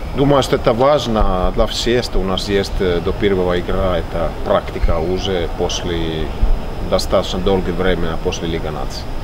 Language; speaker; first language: Russian; non-native, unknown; Finnish